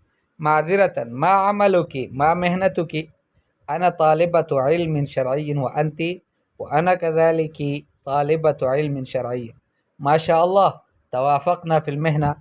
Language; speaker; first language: Arabic; non-native, fluent; Urdu